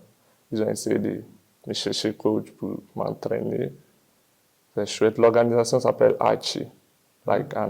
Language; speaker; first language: French; non-native, learner; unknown